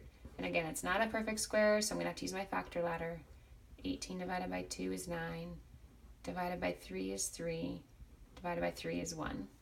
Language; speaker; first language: English; native; English